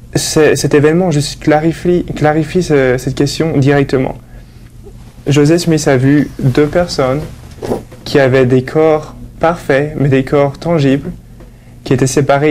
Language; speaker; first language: French; native; French